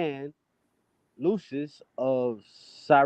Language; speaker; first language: English; native; English